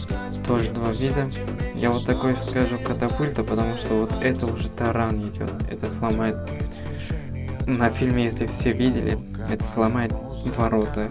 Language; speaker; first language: Russian; non-native, fluent; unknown